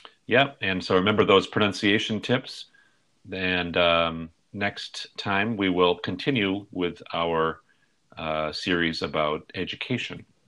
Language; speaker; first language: English; native; English